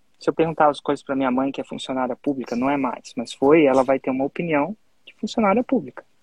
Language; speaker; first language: Portuguese; native; Portuguese